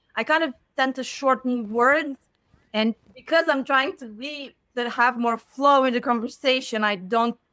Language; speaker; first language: English; non-native, fluent; Romanian